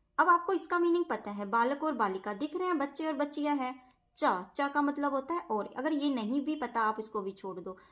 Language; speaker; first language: Hindi; native; Hindi